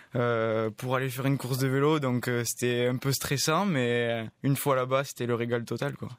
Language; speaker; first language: French; native; French